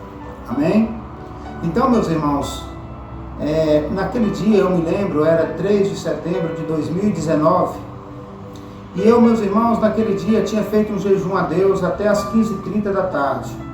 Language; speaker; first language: Portuguese; native; Portuguese